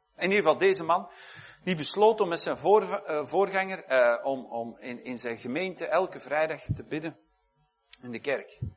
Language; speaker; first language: Dutch; native; Dutch